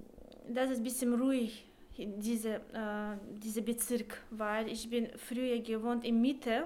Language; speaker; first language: German; non-native, learner; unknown